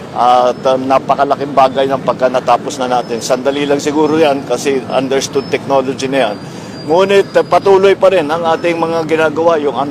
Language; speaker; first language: Filipino; native; Filipino